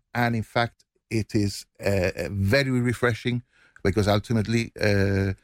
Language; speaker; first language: English; non-native, fluent; Spanish